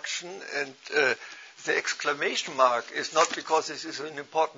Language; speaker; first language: English; non-native, fluent; German